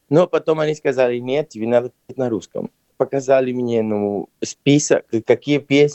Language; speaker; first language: Russian; non-native, fluent; Spanish